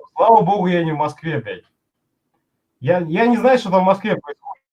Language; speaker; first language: Russian; native; Russian